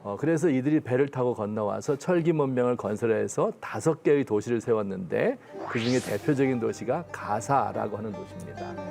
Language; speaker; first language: Korean; native; Korean